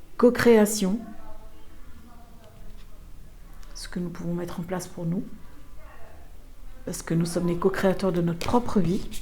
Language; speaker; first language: French; native; French